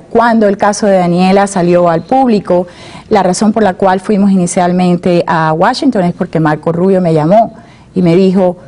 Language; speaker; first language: Spanish; native; Spanish